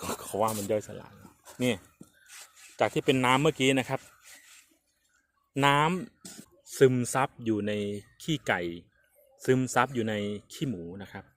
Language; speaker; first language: Thai; native; Thai